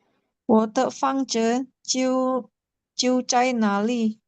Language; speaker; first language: Chinese; non-native, learner; Indonesian